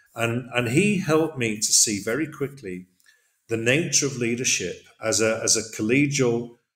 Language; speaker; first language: English; native; English